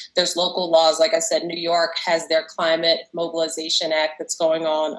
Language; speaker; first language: English; native; English